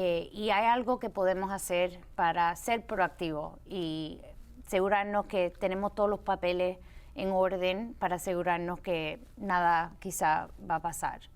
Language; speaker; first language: Spanish; early bilingual, heritage; Spanish